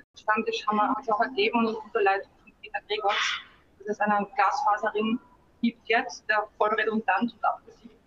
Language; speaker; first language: German; native; German